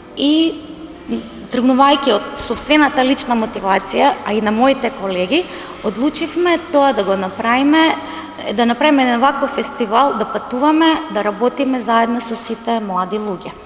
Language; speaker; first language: Macedonian; native; Macedonian